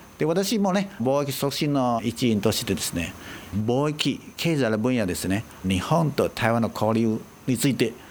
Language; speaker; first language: Japanese; non-native, fluent; Chinese